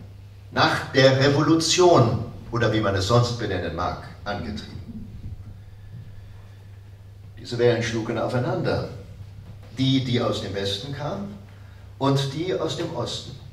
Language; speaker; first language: German; native; German